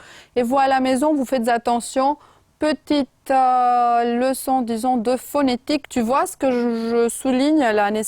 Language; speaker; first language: French; non-native, fluent; Romanian